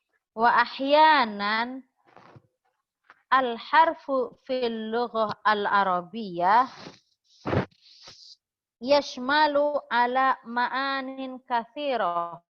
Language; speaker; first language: Arabic; non-native, fluent; Indonesian